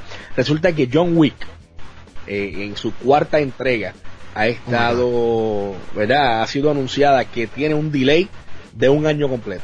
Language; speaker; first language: Spanish; native; Spanish